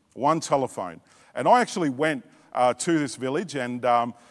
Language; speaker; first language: English; native; English